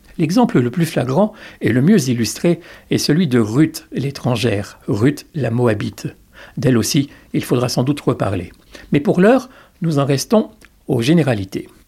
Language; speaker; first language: French; native; French